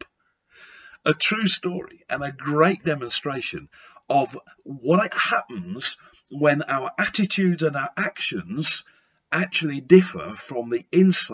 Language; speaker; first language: English; native; English